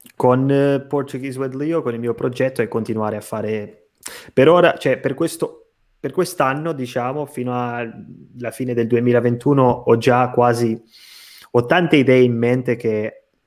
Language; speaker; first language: Italian; non-native, fluent; Portuguese